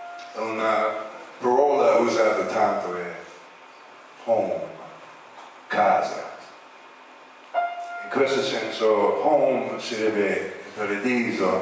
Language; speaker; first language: Italian; non-native, learner; English